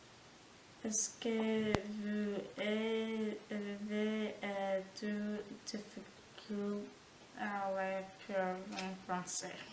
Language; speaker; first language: French; non-native, learner; English